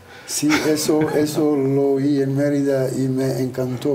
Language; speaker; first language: Spanish; non-native, fluent; Albanian